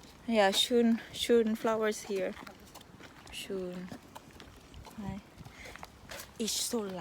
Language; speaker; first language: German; non-native, learner; Filipino